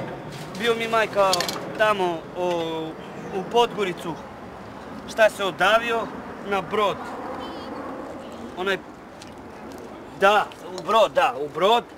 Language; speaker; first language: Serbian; non-native, local second language; Romany